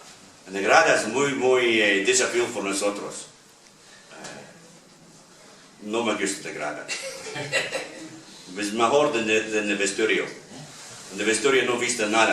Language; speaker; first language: Spanish; non-native, learner; English